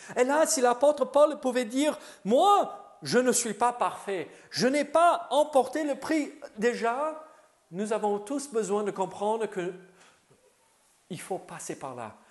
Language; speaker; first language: French; native; French